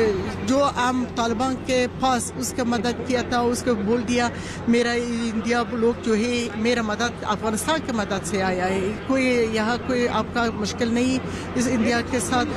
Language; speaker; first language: Hindi; non-native, learner; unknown